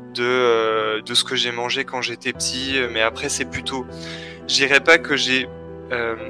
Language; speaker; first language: French; native; French